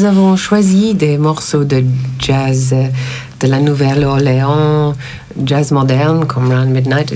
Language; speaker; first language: French; non-native, learner; English